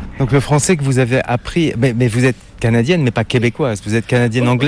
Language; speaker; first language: French; native; French